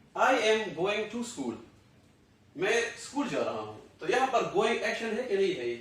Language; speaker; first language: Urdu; non-native, local second language; Pashto